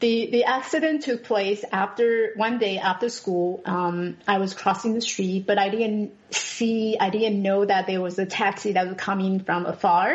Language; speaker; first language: English; non-native, fluent; Chinese